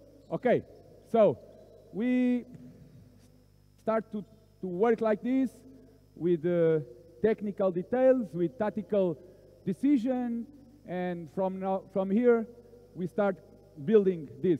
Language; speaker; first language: English; non-native, fluent; Portuguese